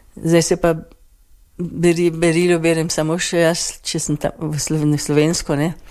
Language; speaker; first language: Slovenian; native; Slovenian